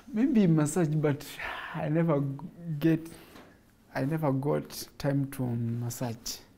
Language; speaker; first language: English; non-native, local second language; Kamba